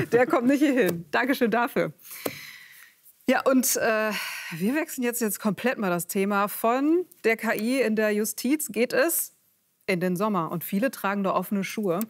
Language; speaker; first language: German; native; German